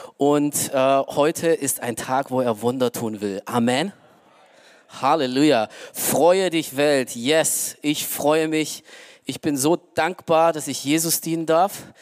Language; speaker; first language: German; early bilingual, other home language; Romanian